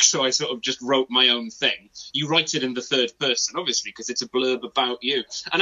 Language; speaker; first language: English; non-native, local second language; Welsh